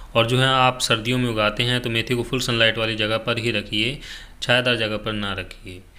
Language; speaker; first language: Hindi; native; Hindi